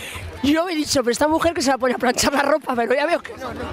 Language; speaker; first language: Spanish; native; Spanish